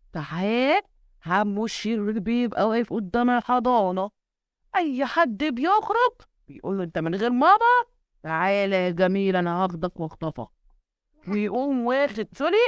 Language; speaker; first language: Arabic; native; Arabic